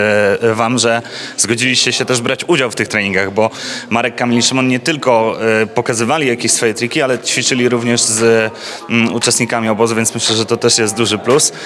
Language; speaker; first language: Polish; native; Polish